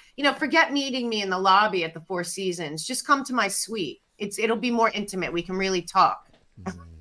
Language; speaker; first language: English; native; English